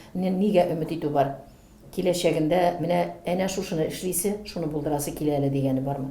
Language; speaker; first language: Tatar; native; Tatar